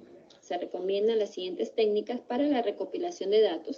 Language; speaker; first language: Spanish; native; Spanish